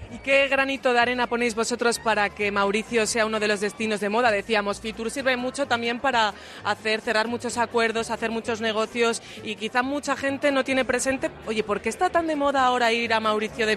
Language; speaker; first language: Spanish; native; Spanish